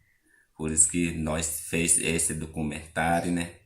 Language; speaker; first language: Portuguese; non-native, local second language; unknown